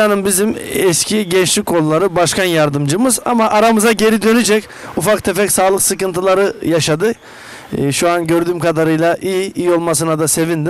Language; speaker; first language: Turkish; native; Turkish